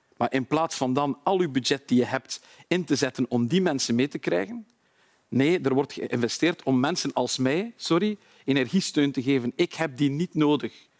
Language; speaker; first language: Dutch; native; Dutch